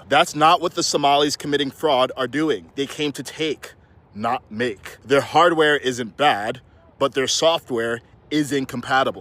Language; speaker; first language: English; early bilingual, other home language; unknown